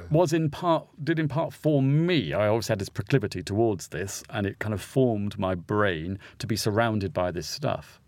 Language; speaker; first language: English; native; English